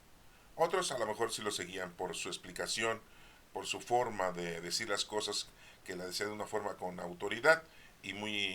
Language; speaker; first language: Spanish; native; Spanish